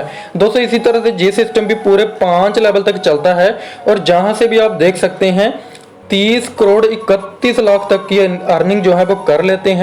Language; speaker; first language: Hindi; native; Hindi